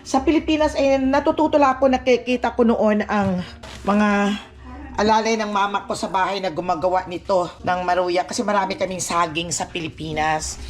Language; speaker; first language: Filipino; non-native, local second language; Cebuano